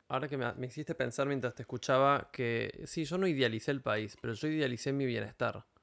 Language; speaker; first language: Spanish; native; Spanish